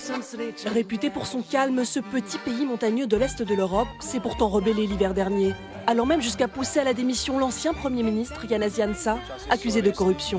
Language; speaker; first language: French; native; French